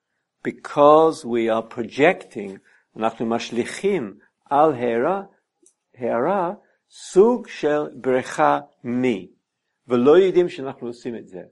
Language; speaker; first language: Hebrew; non-native, fluent; English